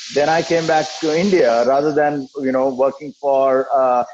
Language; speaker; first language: English; non-native, local second language; Telugu